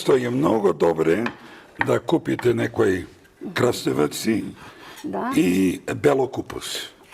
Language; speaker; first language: Macedonian; non-native, fluent; Dutch